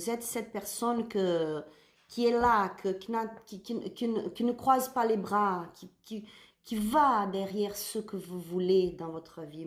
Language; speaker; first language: French; non-native, learner; Spanish